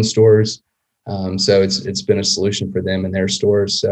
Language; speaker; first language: English; native; English